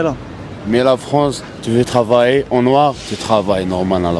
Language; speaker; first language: French; non-native, learner; Arabic